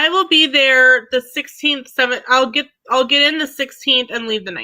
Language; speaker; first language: English; native; English